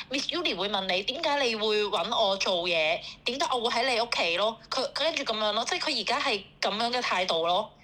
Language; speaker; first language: Cantonese; native; Cantonese